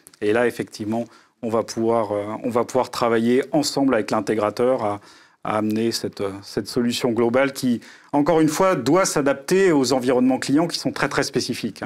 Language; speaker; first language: French; native; French